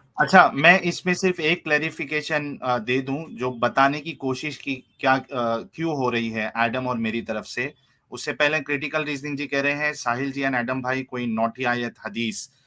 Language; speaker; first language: Urdu; native; Urdu